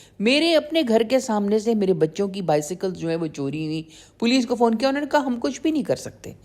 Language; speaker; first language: Urdu; native; Urdu